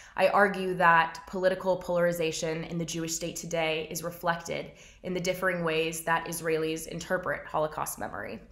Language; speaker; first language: English; native; English